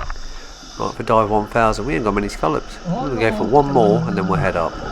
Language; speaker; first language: English; native; English